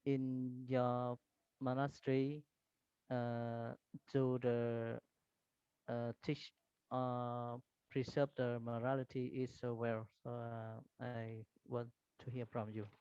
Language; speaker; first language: English; non-native, learner; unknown